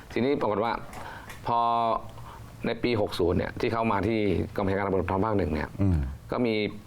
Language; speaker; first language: Thai; native; Thai